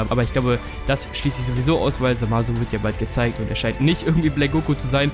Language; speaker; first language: German; native; German